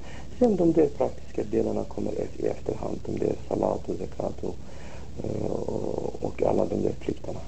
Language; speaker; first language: Swedish; non-native, fluent; Arabic